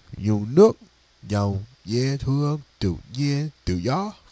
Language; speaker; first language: Vietnamese; non-native, learner; English